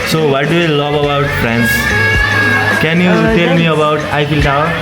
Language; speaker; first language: English; non-native, learner; Nepali